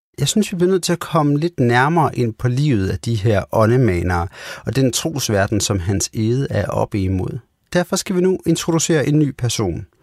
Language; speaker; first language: Danish; native; Danish